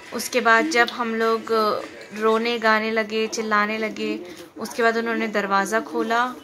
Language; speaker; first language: Hindi; native; Hindi